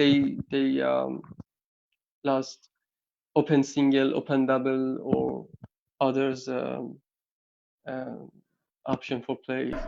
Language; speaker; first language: English; non-native, learner; Persian